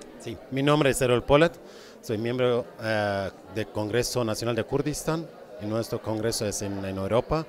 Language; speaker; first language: Spanish; non-native, fluent; Kurdish